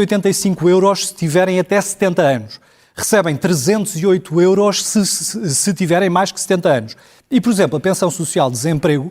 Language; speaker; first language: Portuguese; native; Portuguese